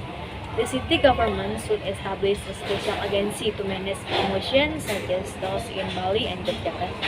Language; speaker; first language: English; non-native, learner; Indonesian